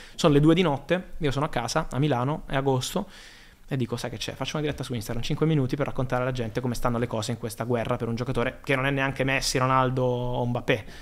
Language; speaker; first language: Italian; native; Italian